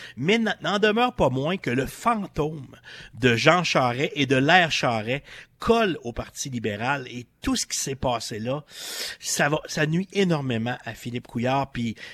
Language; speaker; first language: French; native; French